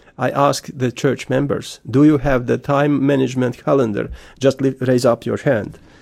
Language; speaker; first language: English; non-native, fluent; Latvian